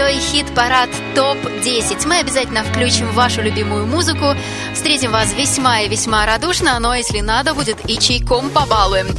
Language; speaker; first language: Russian; native; Russian